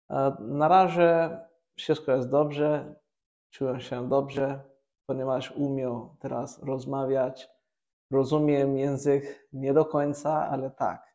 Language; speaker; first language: Polish; non-native, learner; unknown